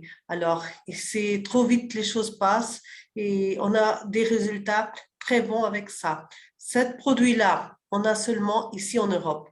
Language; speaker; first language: French; early bilingual, other home language; Portuguese